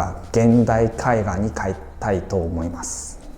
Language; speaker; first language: Japanese; non-native, fluent; Chinese